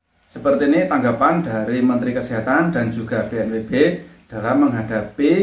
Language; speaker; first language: Indonesian; native; Indonesian